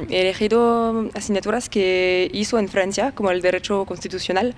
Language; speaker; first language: Spanish; non-native, fluent; French